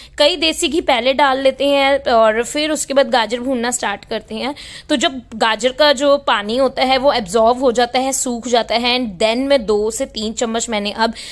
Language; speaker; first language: Hindi; native; Hindi